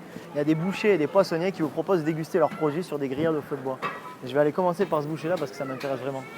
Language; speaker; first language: French; native; French